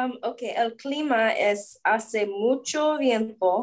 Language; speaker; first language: Spanish; non-native, learner; English